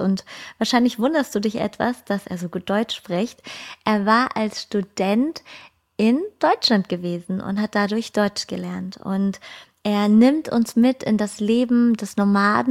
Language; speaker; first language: German; native; German